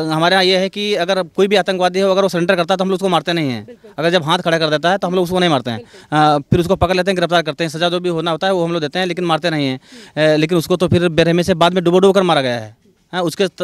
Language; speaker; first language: Hindi; native; Hindi